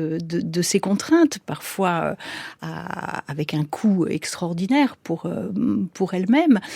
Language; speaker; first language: French; native; French